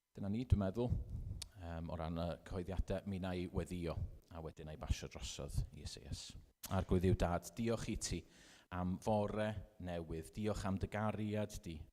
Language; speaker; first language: Welsh; native; Welsh